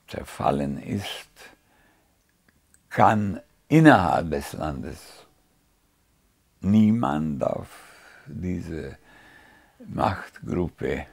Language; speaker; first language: German; non-native, fluent; Hungarian